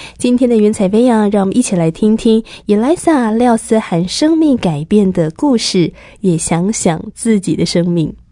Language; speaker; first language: Chinese; native; Chinese